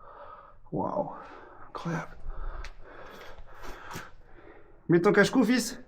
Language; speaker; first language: French; native; French